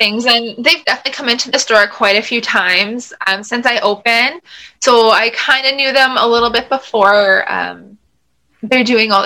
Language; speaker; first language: English; native; English